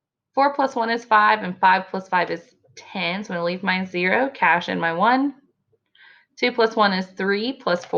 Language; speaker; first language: English; native; English